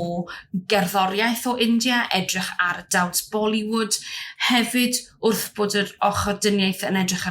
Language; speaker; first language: Welsh; native; Welsh